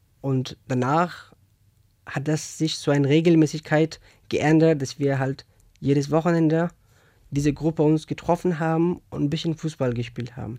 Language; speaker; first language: German; non-native, fluent; Persian